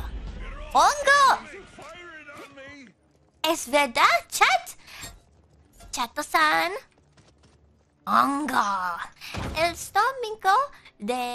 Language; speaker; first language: Spanish; non-native, learner; English